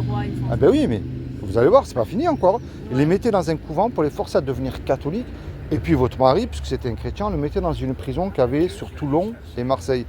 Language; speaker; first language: French; native; French